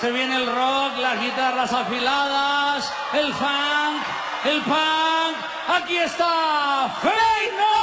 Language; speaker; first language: Spanish; native; Spanish